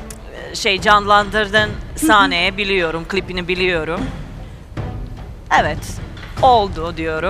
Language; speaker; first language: Turkish; non-native, fluent; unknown